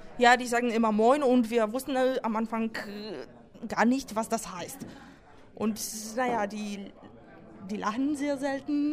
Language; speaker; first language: German; non-native, fluent; Polish